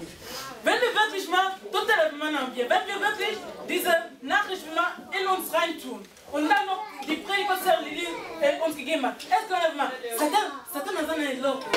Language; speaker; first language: German; early bilingual, heritage; German